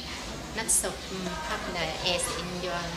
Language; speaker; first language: English; non-native, learner; Vietnamese